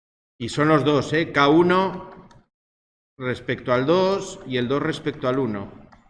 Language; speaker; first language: Spanish; native; Spanish